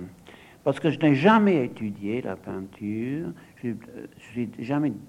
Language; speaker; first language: French; non-native, fluent; English